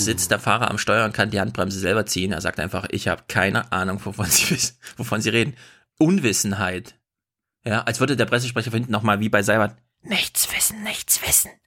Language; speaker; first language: German; native; German